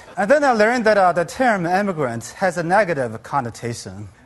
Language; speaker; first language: English; non-native, fluent; Chinese